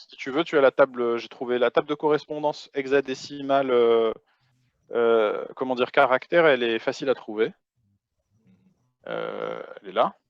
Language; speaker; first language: French; native; French